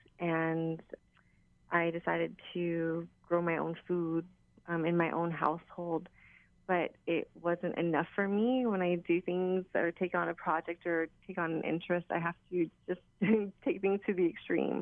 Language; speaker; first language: English; native; English